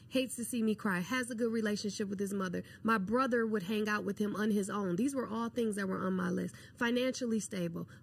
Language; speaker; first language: English; native; English